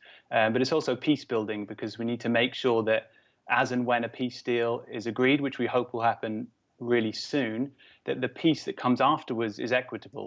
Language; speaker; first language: English; native; English